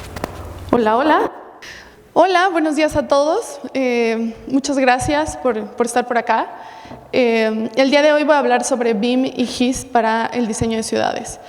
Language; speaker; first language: Spanish; native; Spanish